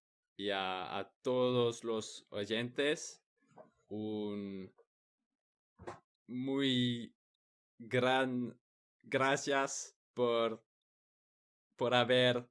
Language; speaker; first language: Spanish; non-native, learner; English